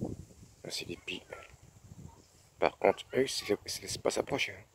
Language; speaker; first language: French; non-native, fluent; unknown